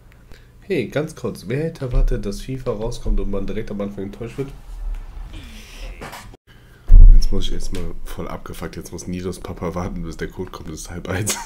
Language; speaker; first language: German; native; German